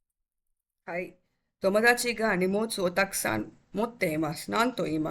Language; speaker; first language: Japanese; non-native, learner; Tamil